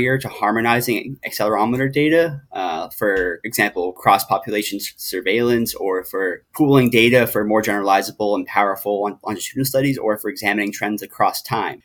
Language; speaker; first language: English; native; English